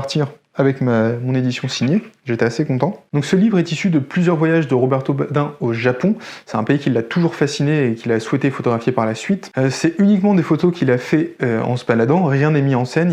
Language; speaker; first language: French; native; French